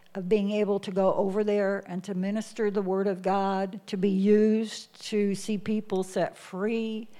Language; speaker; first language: English; native; English